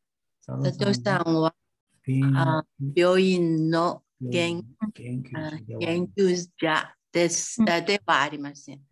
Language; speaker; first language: Japanese; non-native, learner; Chinese